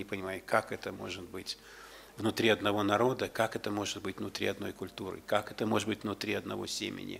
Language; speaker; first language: Russian; native; Russian